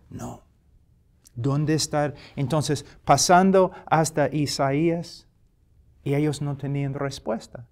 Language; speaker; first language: Spanish; non-native, fluent; English